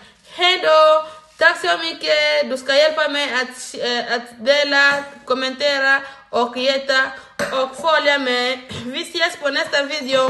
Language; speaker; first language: Swedish; non-native, learner; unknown